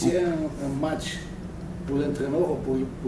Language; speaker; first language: French; non-native, learner; Portuguese